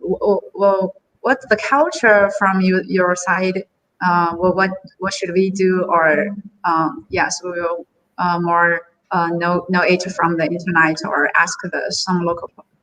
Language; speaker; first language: English; non-native, learner; Chinese